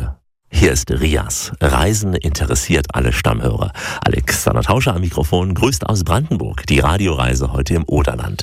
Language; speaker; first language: German; native; German